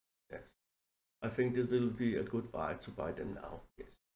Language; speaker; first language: English; non-native, learner; Danish